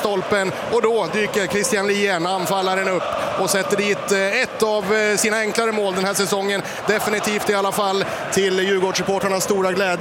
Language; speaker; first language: Swedish; native; Swedish